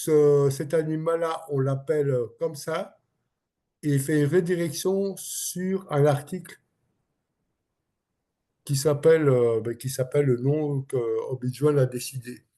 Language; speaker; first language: French; non-native, local second language; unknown